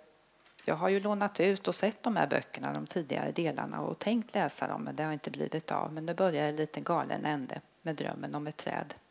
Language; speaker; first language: Swedish; native; Swedish